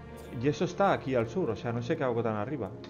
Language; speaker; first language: Spanish; native; Spanish